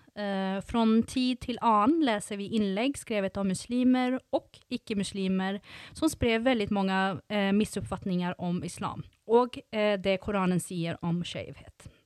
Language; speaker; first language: Norwegian; non-native, fluent; Swedish